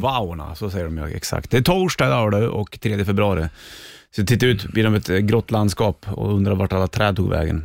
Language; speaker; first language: Swedish; native; Swedish